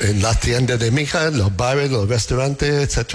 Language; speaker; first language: Spanish; non-native, fluent; English